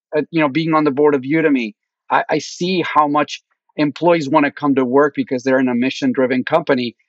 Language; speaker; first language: English; early bilingual, other home language; Spanish